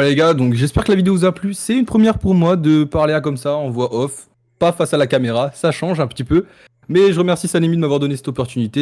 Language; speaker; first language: French; native; French